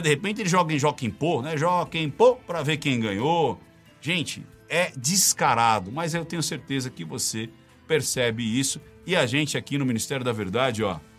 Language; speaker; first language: Portuguese; native; Portuguese